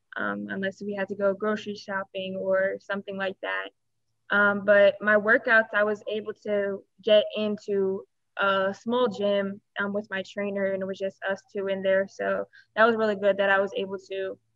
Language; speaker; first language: English; native; English